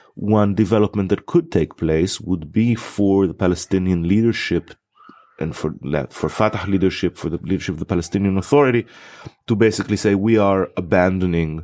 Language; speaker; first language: English; non-native, fluent; Hebrew